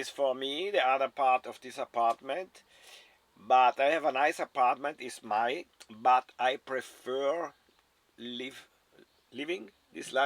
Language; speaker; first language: English; non-native, learner; German